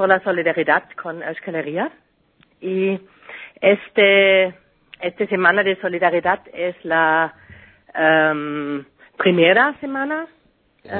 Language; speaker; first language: Spanish; non-native, learner; German